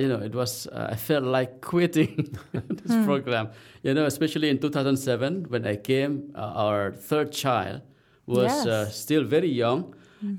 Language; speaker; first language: English; non-native, local second language; Khasi